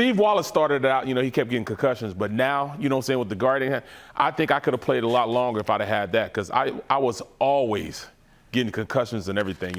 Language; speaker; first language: English; native; English